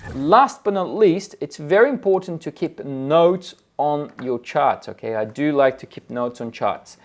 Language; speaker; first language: English; non-native, fluent; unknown